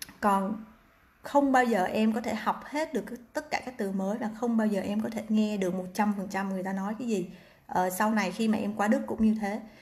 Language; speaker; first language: Vietnamese; native; Vietnamese